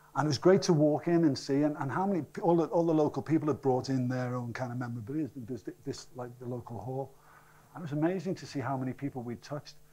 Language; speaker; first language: English; native; English